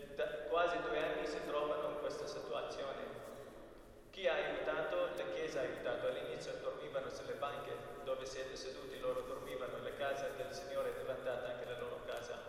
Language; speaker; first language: Italian; non-native, fluent; Kurdish